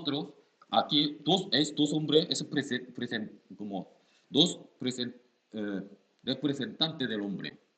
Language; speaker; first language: Spanish; non-native, learner; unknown